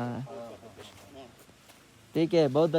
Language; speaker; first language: Hindi; non-native, local second language; Kannada